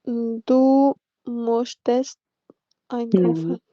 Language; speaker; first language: German; non-native, learner; Urdu